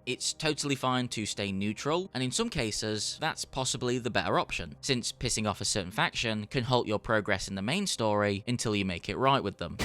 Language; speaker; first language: English; native; English